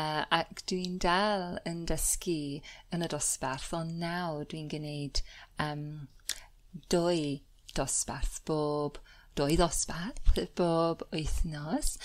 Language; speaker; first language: Welsh; non-native, learner; English